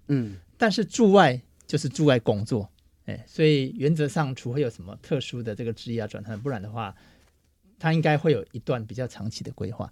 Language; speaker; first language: Chinese; native; Chinese